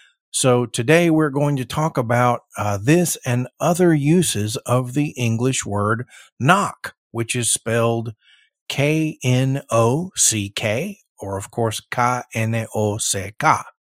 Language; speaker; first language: English; early bilingual, other home language; Spanish